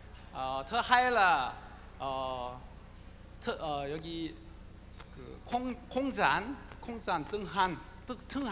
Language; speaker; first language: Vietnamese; non-native, learner; Korean